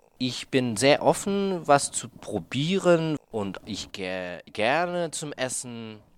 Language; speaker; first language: German; non-native, fluent; Japanese